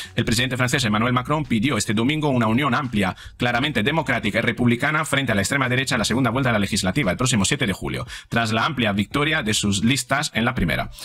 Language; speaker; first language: Spanish; non-native, fluent; Italian